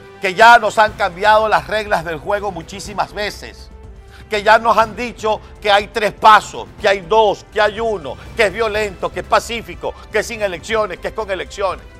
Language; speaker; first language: Spanish; native; Spanish